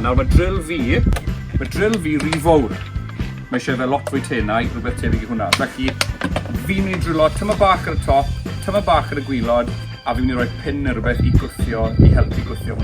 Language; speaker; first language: Welsh; native; Welsh